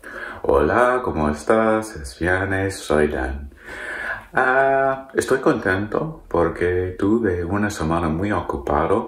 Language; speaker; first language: Spanish; non-native, learner; English